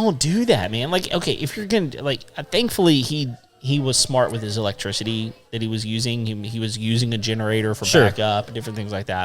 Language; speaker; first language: English; native; English